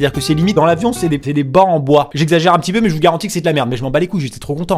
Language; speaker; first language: French; native; French